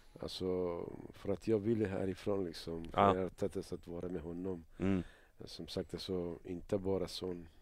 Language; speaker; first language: Swedish; non-native, learner; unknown